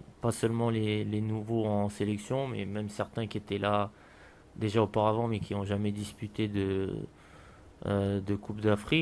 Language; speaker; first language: French; native; French